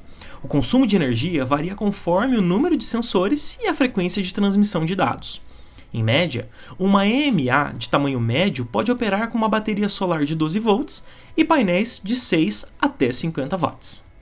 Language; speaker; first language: Portuguese; native; Portuguese